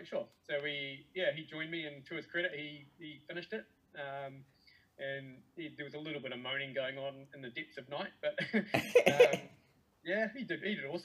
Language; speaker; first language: English; native; English